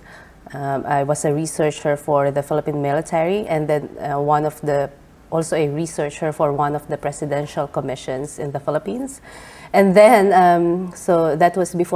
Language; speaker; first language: English; non-native, local second language; Filipino